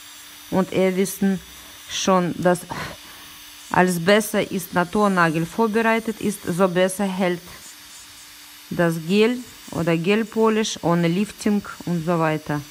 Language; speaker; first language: German; non-native, learner; Russian